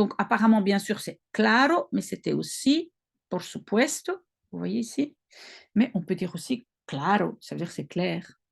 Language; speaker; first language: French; non-native, local second language; Dutch